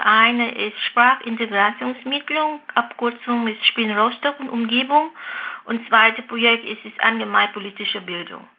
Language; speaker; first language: German; non-native, fluent; Vietnamese